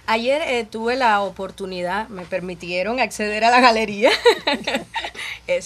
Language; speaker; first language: Spanish; native; Spanish